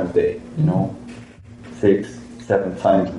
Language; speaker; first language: English; non-native, learner; Spanish